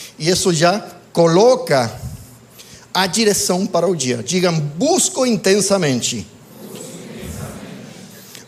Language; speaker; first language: Portuguese; non-native, fluent; English